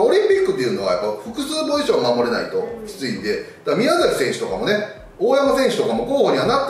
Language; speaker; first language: Japanese; native; Japanese